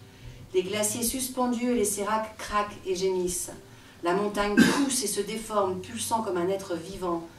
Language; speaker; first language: French; native; French